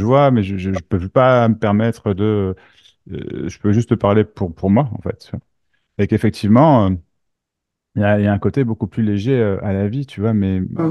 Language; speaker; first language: French; native; French